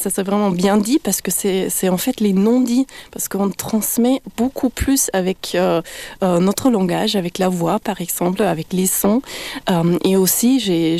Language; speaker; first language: French; non-native, fluent; German